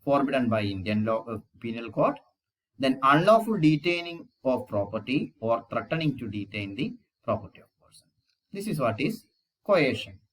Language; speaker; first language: English; non-native, local second language; Malayalam